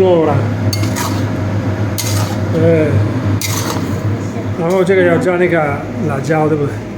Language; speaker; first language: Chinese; non-native, fluent; Italian